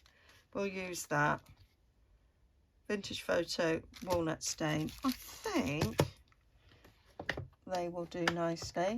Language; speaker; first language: English; native; English